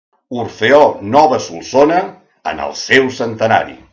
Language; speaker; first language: Catalan; native; Catalan